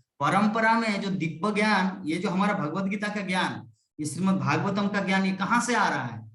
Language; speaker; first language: Hindi; non-native, local second language; Bangla